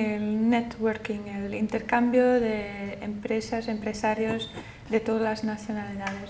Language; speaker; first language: Spanish; non-native, fluent; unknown